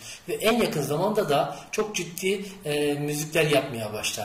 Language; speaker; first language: Turkish; native; Turkish